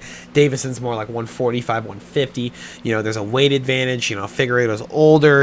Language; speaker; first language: English; native; English